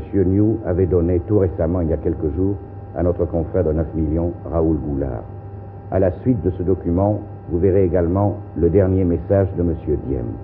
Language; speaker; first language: French; native; French